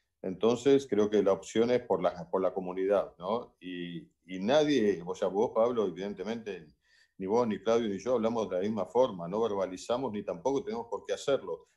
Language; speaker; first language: Spanish; native; Spanish